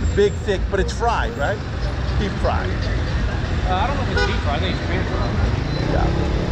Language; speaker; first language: English; early bilingual, other home language; Portuguese